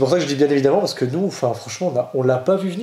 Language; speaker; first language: French; native; French